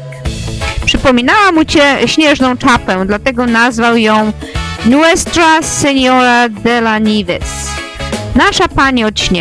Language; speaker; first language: Polish; native; Polish